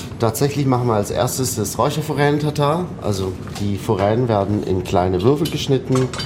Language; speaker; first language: German; non-native, fluent; Arabic